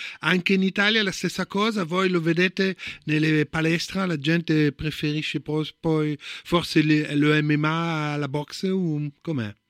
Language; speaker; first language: Italian; early bilingual, heritage; Italian